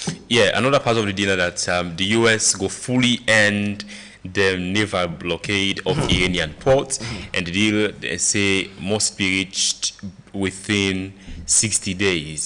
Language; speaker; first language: English; non-native, local second language; Krio